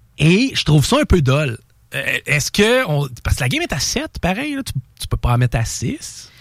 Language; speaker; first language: French; non-native, local second language; English